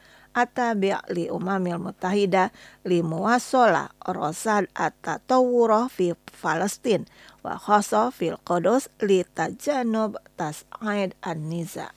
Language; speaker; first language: Arabic; non-native, learner; Indonesian